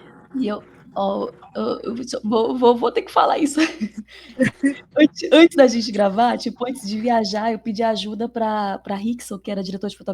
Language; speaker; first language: Portuguese; native; Portuguese